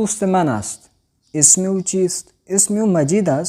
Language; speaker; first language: Persian; non-native, fluent; Urdu